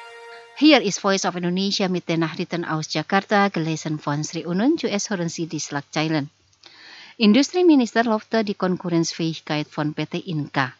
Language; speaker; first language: German; non-native, fluent; Indonesian